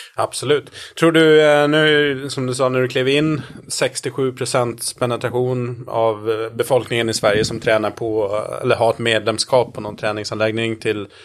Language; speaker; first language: Swedish; native; Swedish